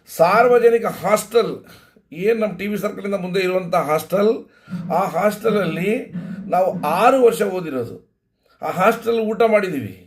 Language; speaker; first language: Kannada; non-native, local second language; Lambadi